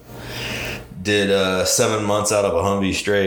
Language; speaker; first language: English; native; English